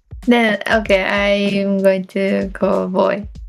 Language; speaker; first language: English; non-native, learner; Japanese